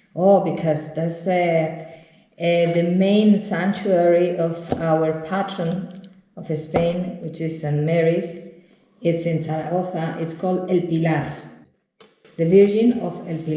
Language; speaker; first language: English; non-native, fluent; Spanish